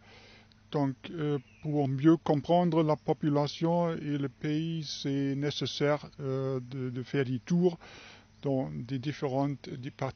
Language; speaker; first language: French; non-native, fluent; German